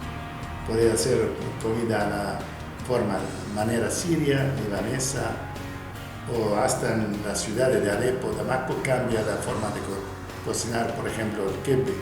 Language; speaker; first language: Spanish; non-native, fluent; Arabic